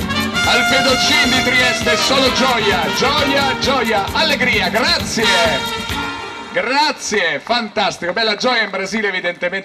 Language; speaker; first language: Italian; native; Italian